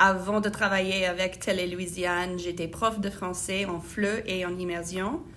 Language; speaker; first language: French; non-native, fluent; English